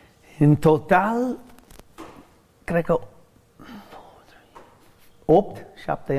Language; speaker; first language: Romanian; non-native, learner; English